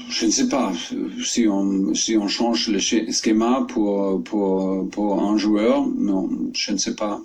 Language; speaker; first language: French; non-native, fluent; German